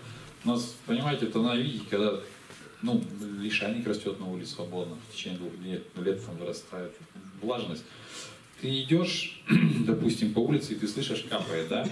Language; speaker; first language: Russian; native; Russian